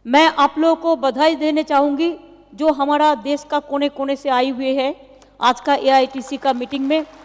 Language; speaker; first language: Hindi; non-native, local second language; Bangla